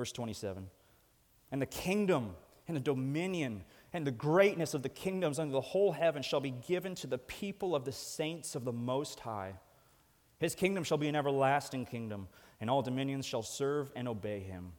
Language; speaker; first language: English; native; English